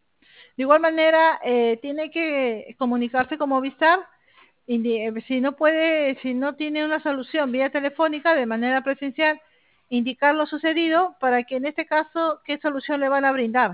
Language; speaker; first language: Spanish; native; Spanish